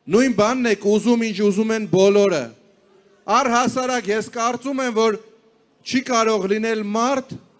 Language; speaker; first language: Armenian; native; Armenian